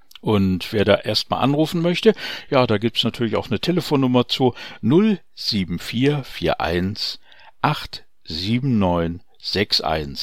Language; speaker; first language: German; native; German